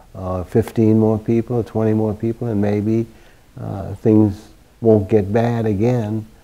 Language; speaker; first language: English; early bilingual, other home language; German